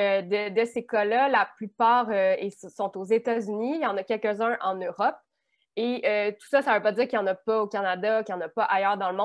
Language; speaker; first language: French; native; French